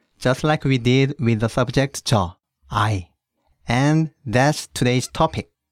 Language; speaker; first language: English; early bilingual, other home language; Korean